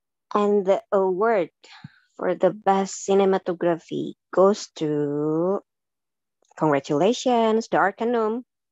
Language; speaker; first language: English; non-native, fluent; Indonesian